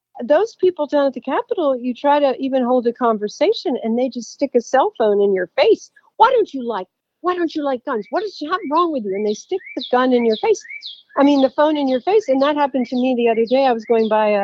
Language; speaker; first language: English; native; English